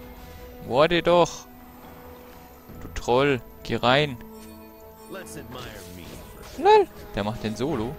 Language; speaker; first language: German; native; German